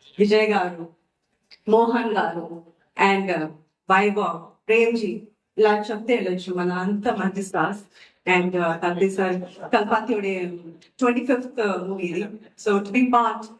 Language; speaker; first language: Telugu; non-native, fluent; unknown